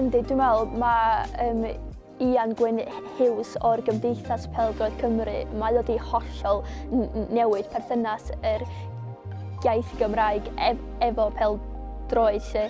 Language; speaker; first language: Welsh; native; Welsh